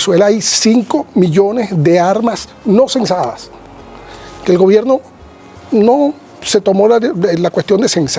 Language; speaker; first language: Spanish; native; Spanish